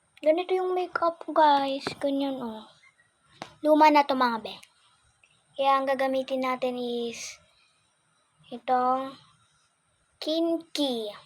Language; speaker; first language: Filipino; non-native, local second language; Iloko